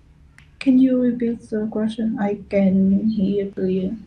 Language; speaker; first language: English; non-native, learner; Vietnamese